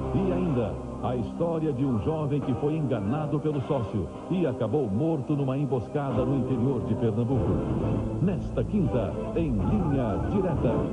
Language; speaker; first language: Portuguese; native; Portuguese